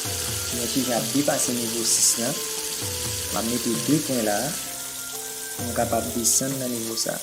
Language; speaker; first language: French; non-native, learner; Haitian Creole